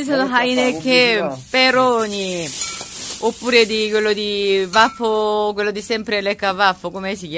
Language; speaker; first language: Italian; non-native, learner; Korean